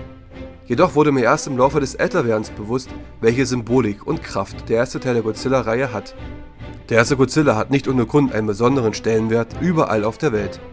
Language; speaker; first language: German; native; German